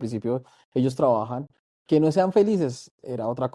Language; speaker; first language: Spanish; native; Spanish